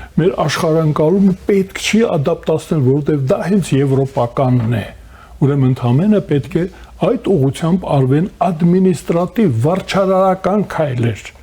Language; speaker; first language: Armenian; native; Armenian